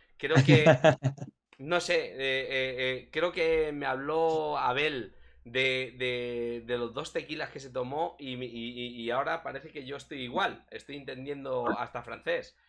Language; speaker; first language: Spanish; native; Spanish